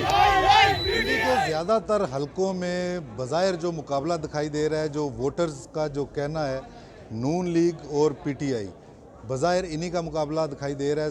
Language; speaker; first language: Urdu; non-native, local second language; Punjabi